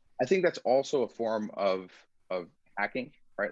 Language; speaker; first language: English; early bilingual, other home language; Persian